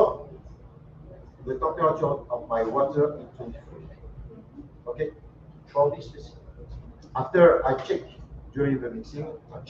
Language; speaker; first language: English; non-native, learner; French